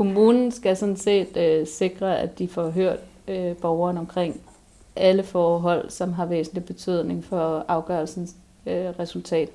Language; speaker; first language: Danish; native; Danish